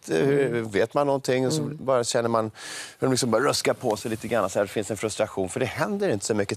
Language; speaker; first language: Swedish; native; Swedish